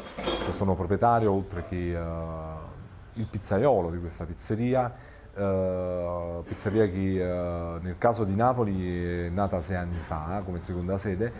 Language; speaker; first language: Italian; native; Italian